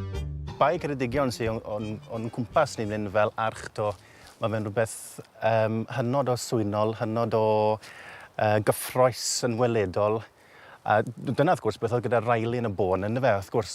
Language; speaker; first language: Welsh; native; Welsh